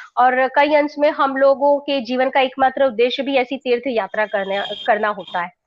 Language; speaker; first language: Hindi; non-native, local second language; Gujarati